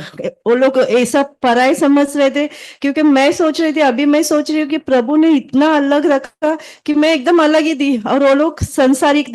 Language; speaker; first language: Hindi; native; Hindi